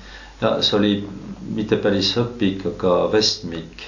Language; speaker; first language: Estonian; non-native, fluent; French